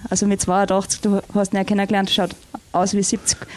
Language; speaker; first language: German; native; German